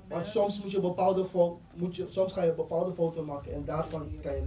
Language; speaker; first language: Dutch; non-native, fluent; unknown